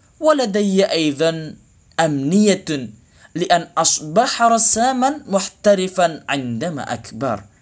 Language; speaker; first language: Arabic; non-native, learner; Indonesian